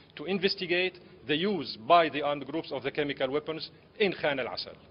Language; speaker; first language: English; non-native, fluent; Arabic